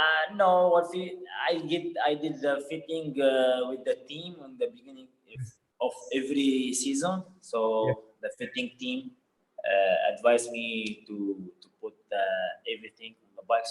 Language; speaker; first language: English; non-native, fluent; Arabic